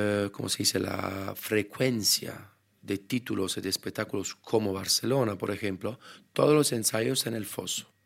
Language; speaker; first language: Spanish; non-native, fluent; Italian